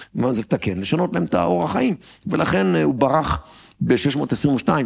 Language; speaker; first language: Hebrew; native; Hebrew